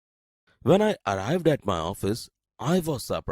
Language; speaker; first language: English; non-native, local second language; Gujarati